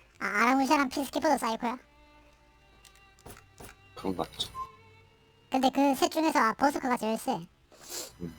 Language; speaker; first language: Korean; native; Korean